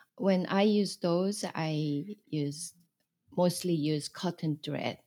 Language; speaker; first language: English; non-native, fluent; Korean